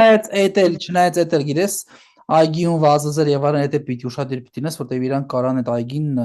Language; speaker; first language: Armenian; early bilingual, heritage; Armenian